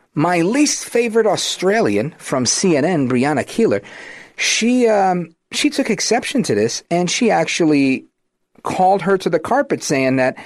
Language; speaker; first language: English; native; English